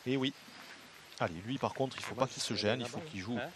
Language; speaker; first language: French; native; French